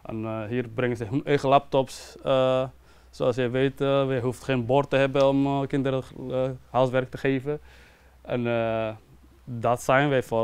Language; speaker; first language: Dutch; non-native, fluent; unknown